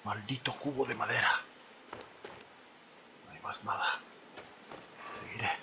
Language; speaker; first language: Spanish; native; Spanish